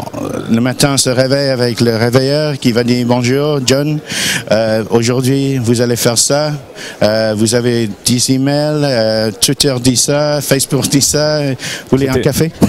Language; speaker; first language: French; non-native, learner; English